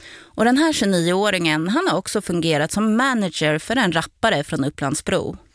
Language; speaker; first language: Swedish; native; Swedish